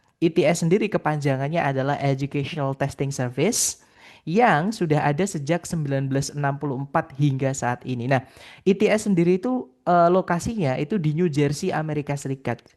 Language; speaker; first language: Indonesian; non-native, local second language; Javanese